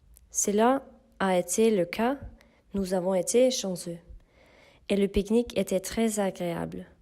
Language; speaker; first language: French; non-native, learner; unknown